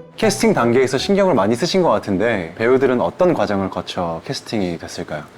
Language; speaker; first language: Korean; early bilingual, heritage; Korean